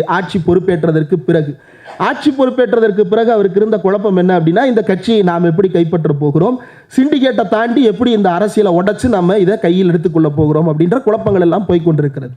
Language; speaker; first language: Tamil; native; Tamil